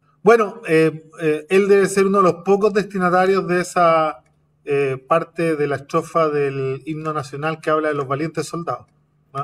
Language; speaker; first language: Spanish; native; Spanish